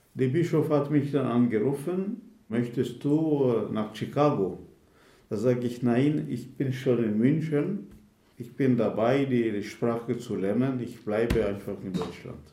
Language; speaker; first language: German; non-native, fluent; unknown